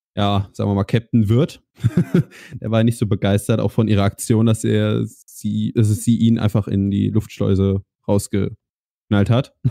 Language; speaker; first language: German; native; German